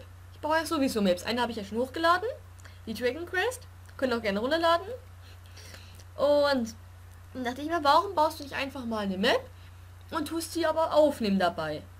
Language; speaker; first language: German; native; German